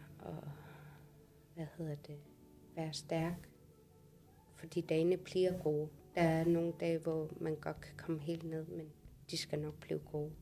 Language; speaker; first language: Danish; non-native, local second language; Kalaallisut